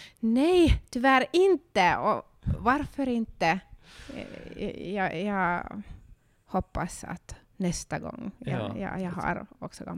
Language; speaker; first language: Swedish; non-native, local second language; Finnish